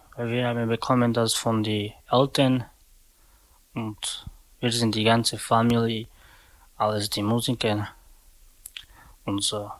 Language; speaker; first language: German; non-native, learner; Romany